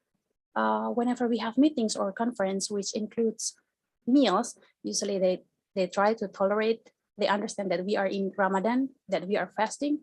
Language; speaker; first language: English; non-native, fluent; Indonesian